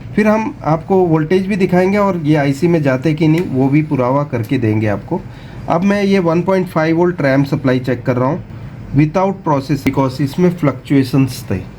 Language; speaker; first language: Hindi; non-native, local second language; Gujarati